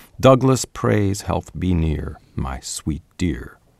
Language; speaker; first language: English; native; English